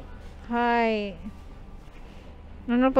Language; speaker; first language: Japanese; non-native, learner; Filipino